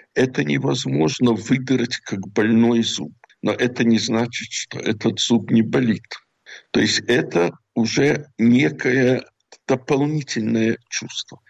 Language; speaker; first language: Russian; native; Russian